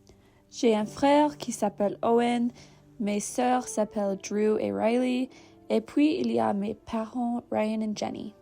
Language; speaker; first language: French; non-native, learner; English